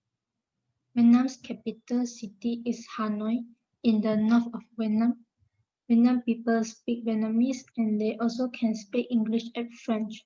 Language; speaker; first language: English; non-native, learner; Malay